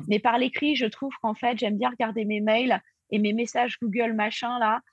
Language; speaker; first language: French; native; French